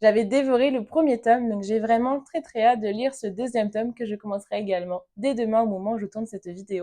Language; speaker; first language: French; native; French